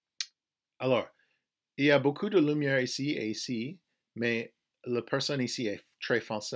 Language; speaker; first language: French; non-native, fluent; English